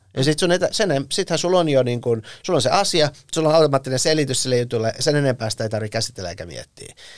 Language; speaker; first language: Finnish; early bilingual, other home language; Persian